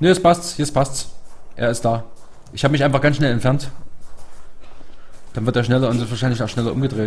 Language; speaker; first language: German; native; German